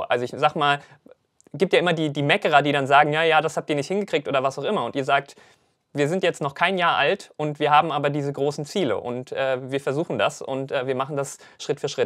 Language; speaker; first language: German; native; German